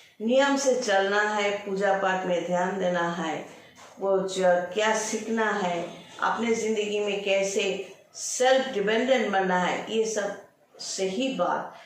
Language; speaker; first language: Hindi; non-native, local second language; Bangla